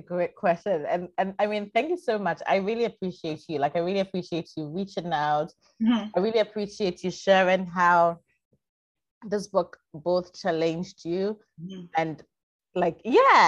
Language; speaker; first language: English; non-native, local second language; Akan